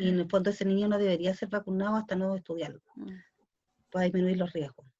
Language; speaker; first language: Spanish; native; Spanish